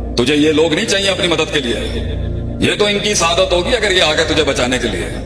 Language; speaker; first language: Urdu; native; Urdu